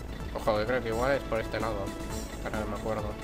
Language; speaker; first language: Spanish; native; Spanish